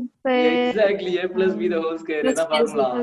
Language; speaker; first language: Tamil; native; Tamil